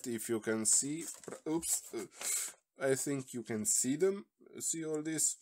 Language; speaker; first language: English; non-native, fluent; Slovenian